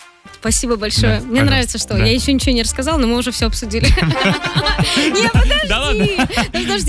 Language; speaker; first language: Russian; native; Russian